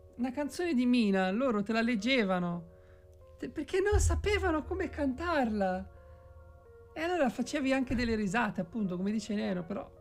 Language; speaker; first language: Italian; native; Italian